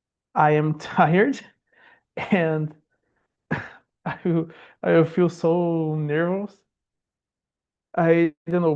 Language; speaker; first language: English; non-native, learner; Portuguese